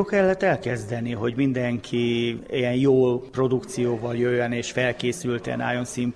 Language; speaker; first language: Hungarian; native; Hungarian